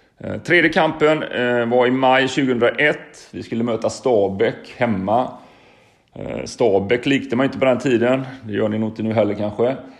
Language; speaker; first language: Swedish; native; Swedish